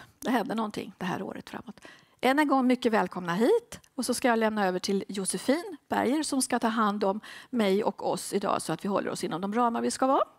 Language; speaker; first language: Swedish; native; Swedish